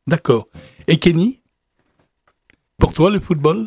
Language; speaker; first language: French; native; French